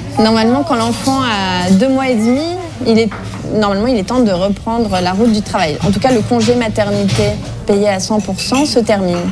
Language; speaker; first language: French; native; French